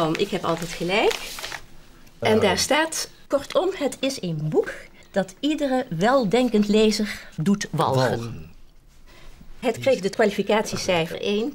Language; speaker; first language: Dutch; native; Dutch